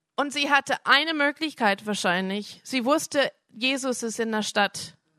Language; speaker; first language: German; non-native, fluent; English